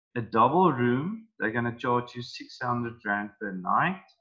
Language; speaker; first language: English; non-native, local second language; Afrikaans